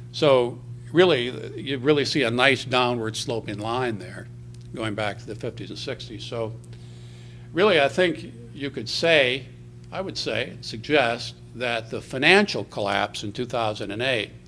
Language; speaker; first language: English; native; English